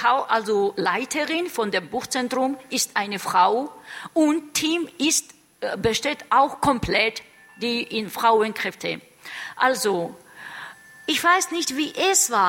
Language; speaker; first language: German; non-native, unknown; Georgian